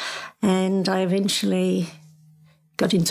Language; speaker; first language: English; native; English